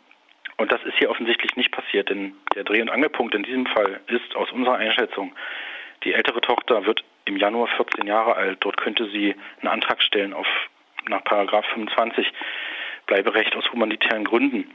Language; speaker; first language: German; native; German